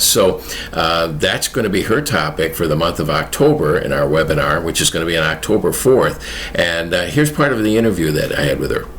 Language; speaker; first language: English; native; English